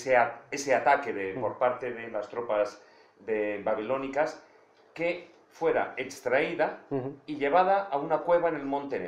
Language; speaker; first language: Spanish; native; Spanish